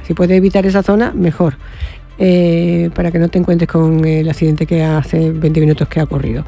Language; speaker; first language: Spanish; native; Spanish